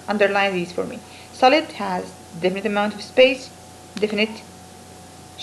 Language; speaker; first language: English; non-native, fluent; Arabic